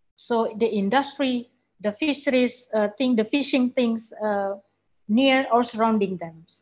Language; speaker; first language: English; non-native, fluent; Indonesian